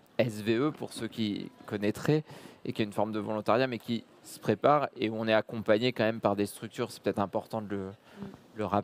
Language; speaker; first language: French; native; French